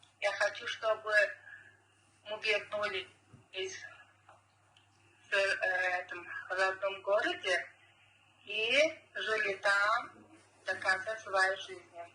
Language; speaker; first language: Russian; non-native, local second language; Azerbaijani